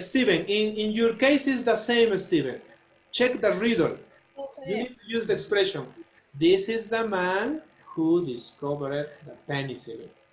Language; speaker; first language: English; non-native, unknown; Spanish